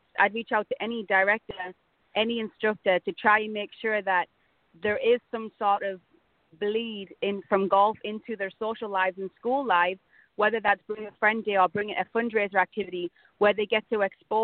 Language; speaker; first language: English; native; English